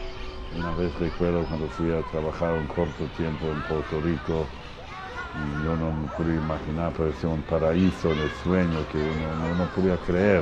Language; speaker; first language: Spanish; non-native, fluent; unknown